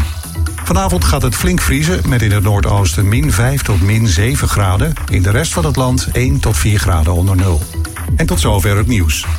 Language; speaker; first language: Dutch; native; Dutch